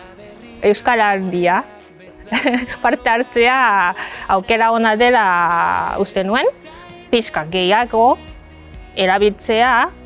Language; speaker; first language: Basque; non-native, learner; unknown